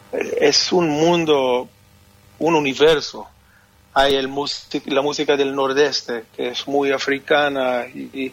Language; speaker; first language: Spanish; non-native, fluent; Hebrew